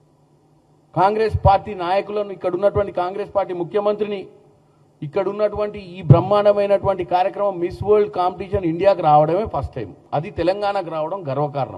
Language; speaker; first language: Telugu; native; Telugu